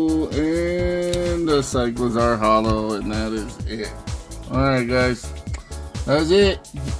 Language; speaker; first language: English; native; English